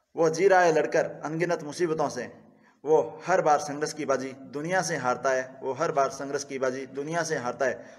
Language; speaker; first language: Hindi; native; Hindi